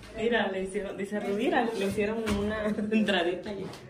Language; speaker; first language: Spanish; early bilingual, heritage; Spanish